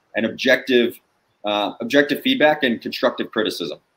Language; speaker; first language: English; native; English